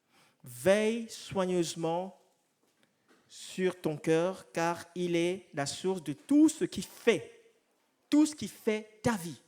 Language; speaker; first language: French; native; French